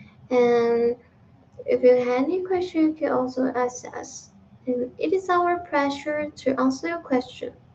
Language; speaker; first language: English; non-native, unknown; Chinese